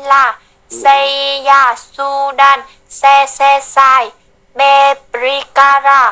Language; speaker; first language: Indonesian; non-native, learner; Vietnamese